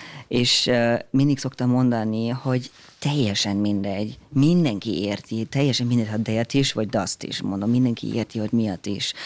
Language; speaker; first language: Hungarian; non-native, fluent; German